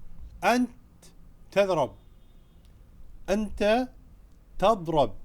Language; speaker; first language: Arabic; non-native, fluent; Urdu